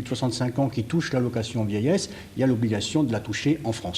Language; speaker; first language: French; native; French